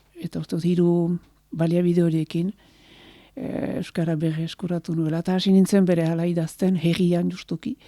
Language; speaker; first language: Basque; native; Basque